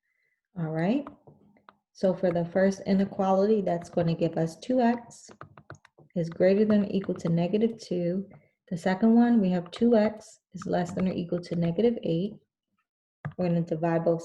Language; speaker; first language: English; native; English